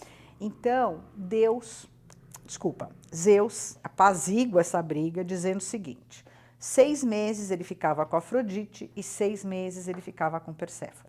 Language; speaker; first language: Portuguese; native; Portuguese